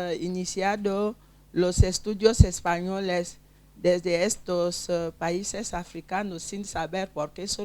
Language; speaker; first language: Spanish; non-native, fluent; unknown